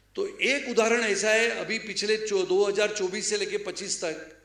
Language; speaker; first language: Hindi; non-native, local second language; Marathi